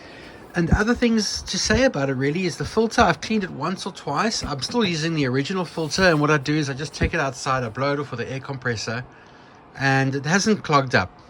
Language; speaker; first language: English; native; English